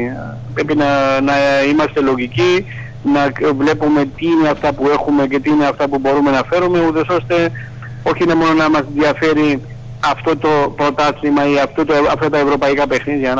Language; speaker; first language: Greek; non-native, fluent; Georgian